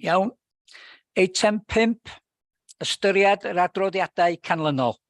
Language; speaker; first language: Welsh; native; Welsh